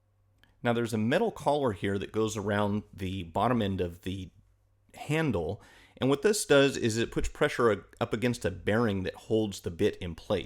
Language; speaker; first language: English; native; English